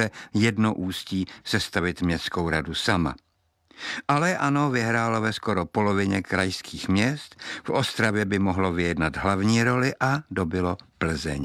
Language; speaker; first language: Czech; native; Czech